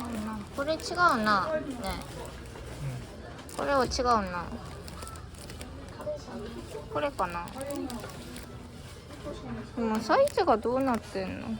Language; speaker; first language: Japanese; non-native, fluent; Korean